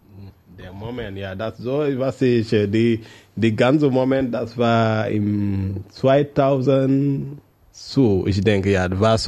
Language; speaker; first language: German; non-native, learner; French